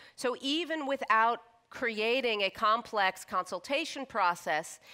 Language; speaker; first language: English; native; English